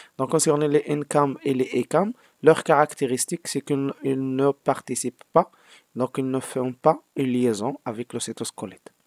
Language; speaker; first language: French; non-native, local second language; Arabic